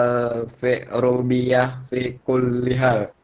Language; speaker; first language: Arabic; non-native, learner; Indonesian